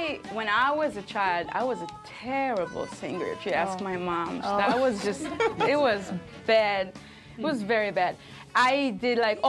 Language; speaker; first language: English; non-native, fluent; Hebrew